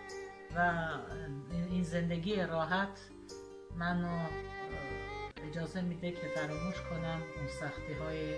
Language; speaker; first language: Persian; non-native, local second language; Armenian